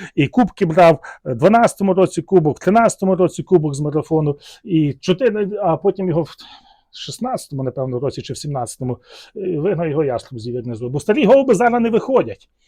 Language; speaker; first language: Ukrainian; native; Ukrainian